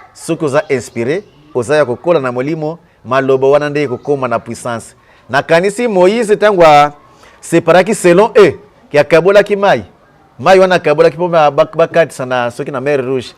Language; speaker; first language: Lingala; non-native, local second language; Kongo